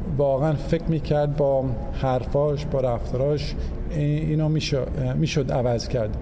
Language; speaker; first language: Persian; early bilingual, heritage; English